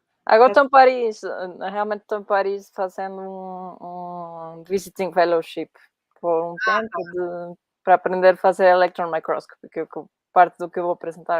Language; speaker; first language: Portuguese; non-native, fluent; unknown